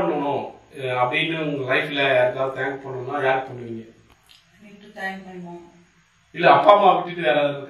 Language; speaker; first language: Tamil; native; Tamil